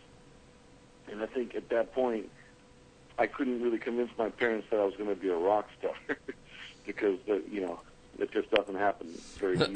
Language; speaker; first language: English; native; English